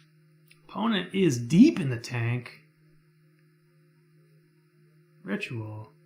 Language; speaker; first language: English; native; English